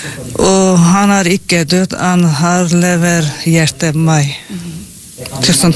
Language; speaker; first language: Norwegian; non-native, learner; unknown